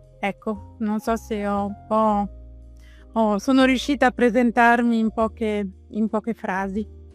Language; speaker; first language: Italian; non-native, local second language; German